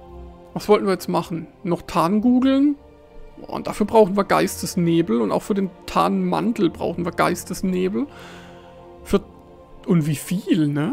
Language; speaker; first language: German; native; German